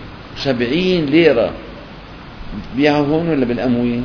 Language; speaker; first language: Arabic; native; Arabic